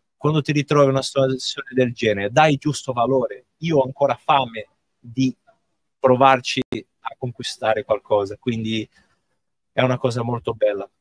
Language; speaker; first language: Italian; non-native, fluent; Portuguese